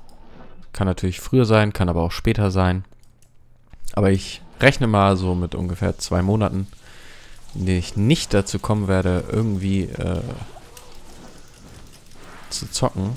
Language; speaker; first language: German; native; German